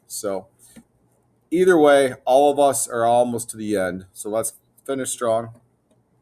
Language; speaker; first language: English; native; English